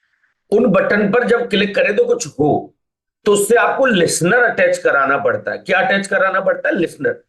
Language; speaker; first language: Hindi; native; Hindi